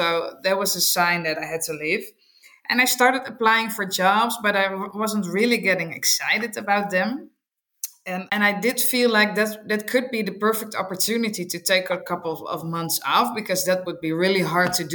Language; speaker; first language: English; non-native, fluent; Dutch